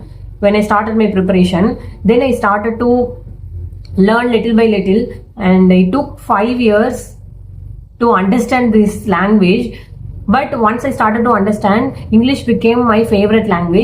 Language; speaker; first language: English; non-native, learner; Tamil